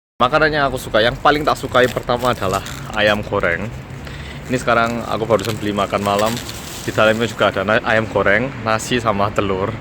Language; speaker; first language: Indonesian; early bilingual, other home language; Korean